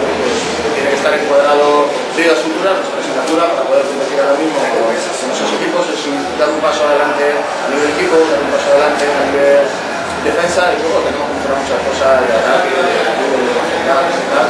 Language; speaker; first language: Spanish; native; Spanish